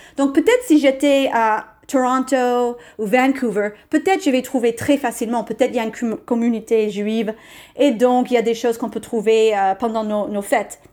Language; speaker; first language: French; non-native, fluent; English